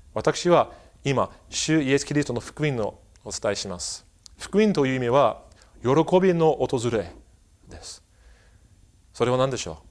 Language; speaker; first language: Japanese; non-native, fluent; English